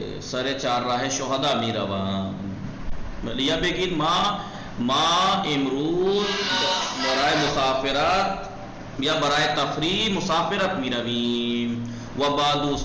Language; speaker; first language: Persian; non-native, fluent; Urdu